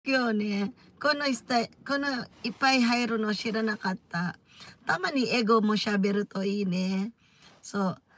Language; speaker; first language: Japanese; non-native, fluent; Filipino